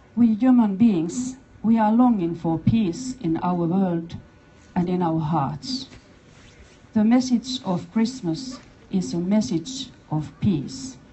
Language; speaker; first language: English; non-native, fluent; Finnish